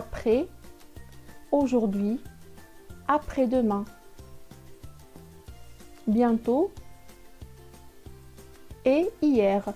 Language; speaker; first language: French; non-native, local second language; Arabic